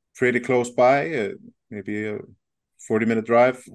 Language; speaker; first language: English; non-native, fluent; Icelandic